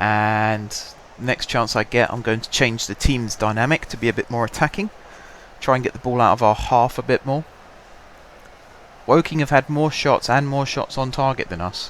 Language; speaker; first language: English; native; English